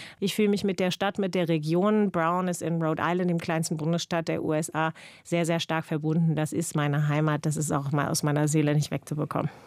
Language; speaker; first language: German; non-native, fluent; English